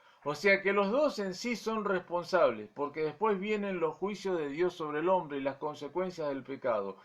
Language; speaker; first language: Spanish; native; Spanish